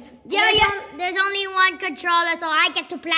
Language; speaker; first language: English; native; English